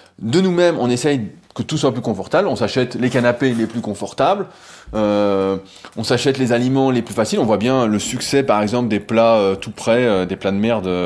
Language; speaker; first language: French; native; French